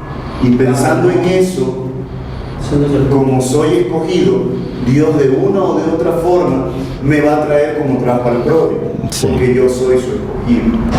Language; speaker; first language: Spanish; native; Spanish